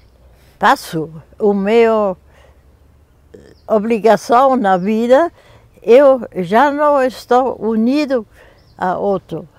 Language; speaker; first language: Portuguese; non-native, fluent; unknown